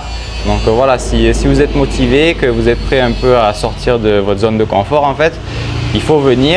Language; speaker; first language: French; native; French